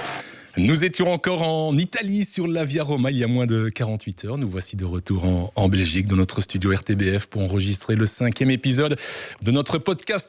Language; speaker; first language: French; native; French